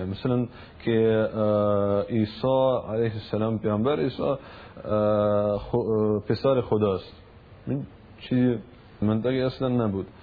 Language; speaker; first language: Persian; non-native, learner; Russian